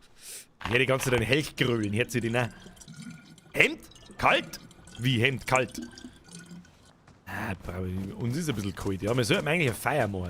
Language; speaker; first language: German; native; German